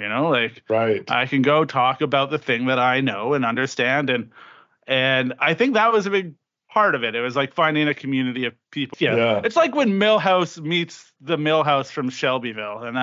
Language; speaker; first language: English; native; English